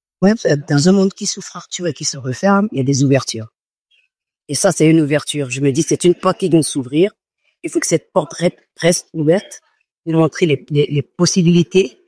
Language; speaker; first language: French; non-native, local second language; Fon